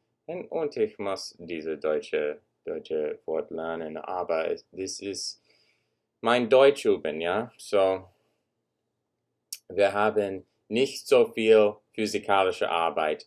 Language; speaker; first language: German; non-native, learner; English